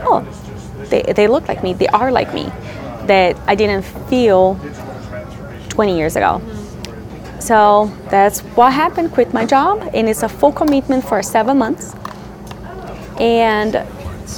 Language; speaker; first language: English; non-native, fluent; Portuguese